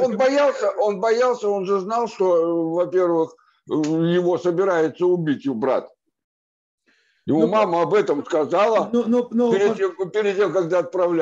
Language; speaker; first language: Russian; native; Russian